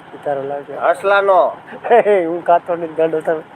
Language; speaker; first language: Hindi; non-native, local second language; Gujarati